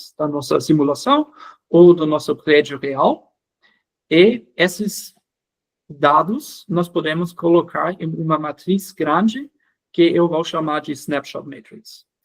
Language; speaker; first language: Portuguese; non-native, fluent; German